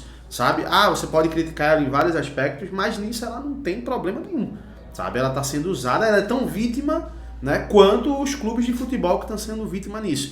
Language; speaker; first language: Portuguese; native; Portuguese